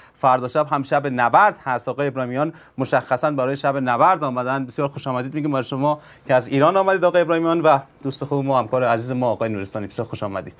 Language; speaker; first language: Persian; native; Persian